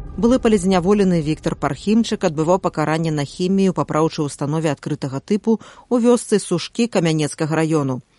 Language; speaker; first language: Belarusian; native; Belarusian